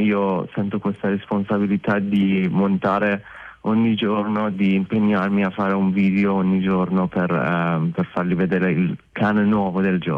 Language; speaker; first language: Italian; non-native, fluent; Persian